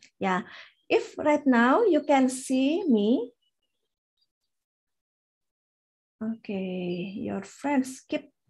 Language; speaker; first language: English; non-native, fluent; Indonesian